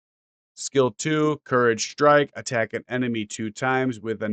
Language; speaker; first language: English; native; English